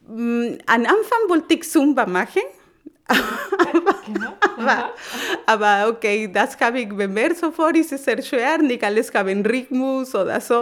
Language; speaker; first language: German; non-native, learner; Spanish